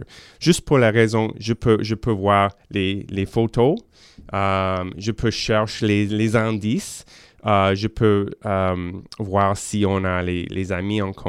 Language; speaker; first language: French; non-native, local second language; English